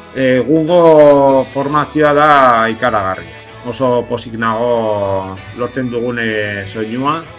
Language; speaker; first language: Basque; non-native, local second language; Spanish